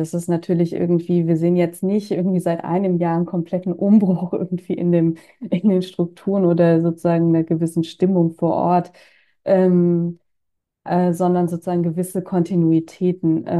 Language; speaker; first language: German; native; German